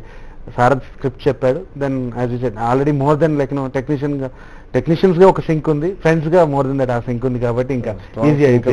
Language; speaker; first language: Telugu; native; Telugu